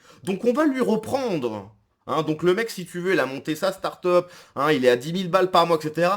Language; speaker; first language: French; native; French